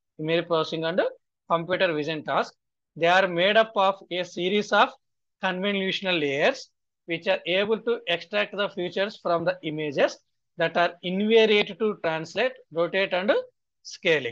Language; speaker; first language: English; non-native, local second language; Telugu